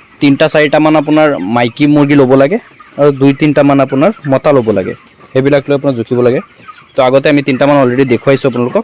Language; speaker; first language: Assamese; native; Assamese